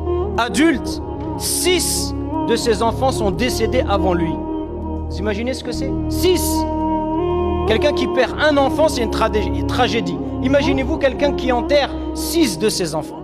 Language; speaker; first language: French; native; French